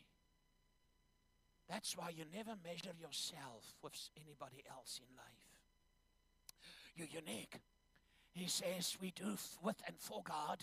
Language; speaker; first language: English; non-native, local second language; Afrikaans